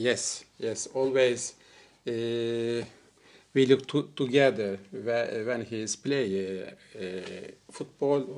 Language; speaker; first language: English; non-native, learner; Turkish